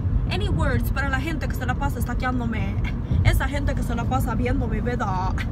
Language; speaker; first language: Spanish; early bilingual, heritage; Spanish